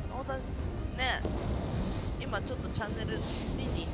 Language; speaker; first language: Japanese; native; Japanese